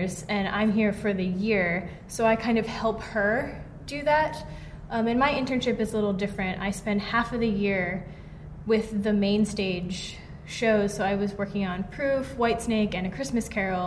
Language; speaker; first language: English; native; English